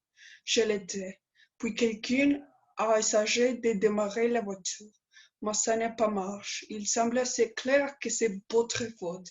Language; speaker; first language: French; non-native, learner; Spanish